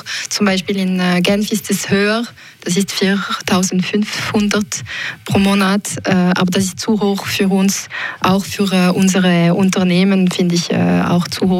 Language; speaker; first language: German; non-native, local second language; French